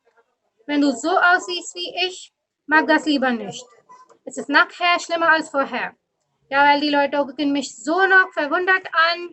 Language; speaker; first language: German; early bilingual, other home language; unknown